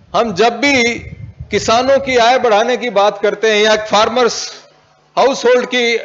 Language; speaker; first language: Hindi; native; Hindi